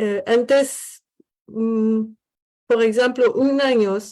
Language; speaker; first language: Spanish; non-native, learner; French